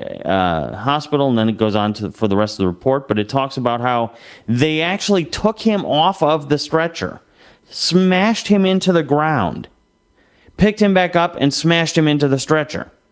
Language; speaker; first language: English; native; English